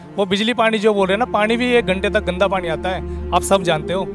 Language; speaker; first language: Hindi; native; Hindi